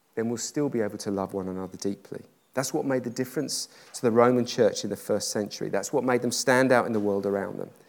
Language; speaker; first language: English; native; English